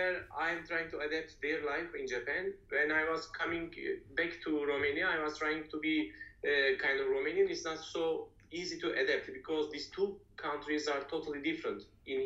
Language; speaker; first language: English; non-native, fluent; Turkish